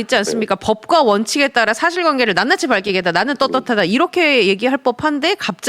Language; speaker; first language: Korean; native; Korean